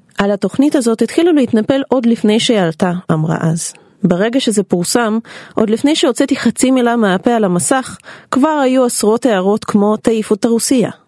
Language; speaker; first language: Hebrew; non-native, fluent; Russian